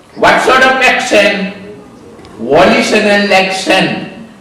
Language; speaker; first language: English; non-native, local second language; Sinhala